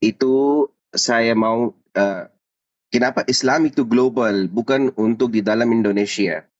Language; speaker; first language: Indonesian; non-native, learner; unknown